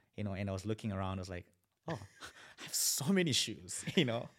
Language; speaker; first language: English; non-native, local second language; Shona